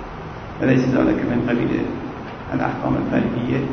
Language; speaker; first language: Arabic; non-native, fluent; Persian